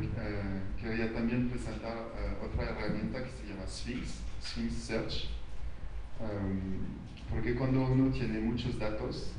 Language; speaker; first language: Spanish; non-native, fluent; French